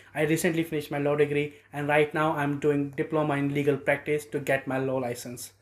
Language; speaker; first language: English; non-native, local second language; Nepali